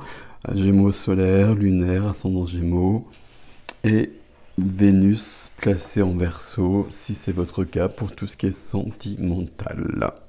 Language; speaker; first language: French; native; French